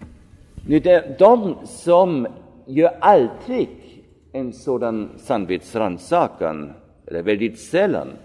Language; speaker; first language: Swedish; non-native, fluent; German